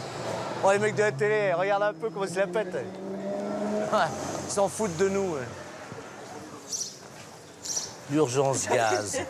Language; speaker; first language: French; native; French